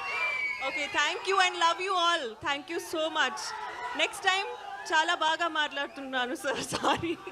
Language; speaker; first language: Telugu; non-native, learner; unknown